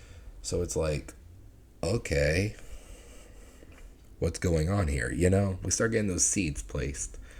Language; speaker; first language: English; native; English